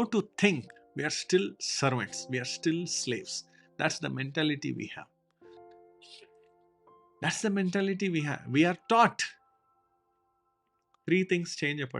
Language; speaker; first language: English; non-native, local second language; Hindi